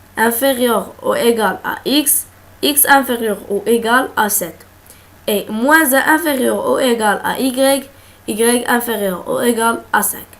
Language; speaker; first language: French; non-native, local second language; Arabic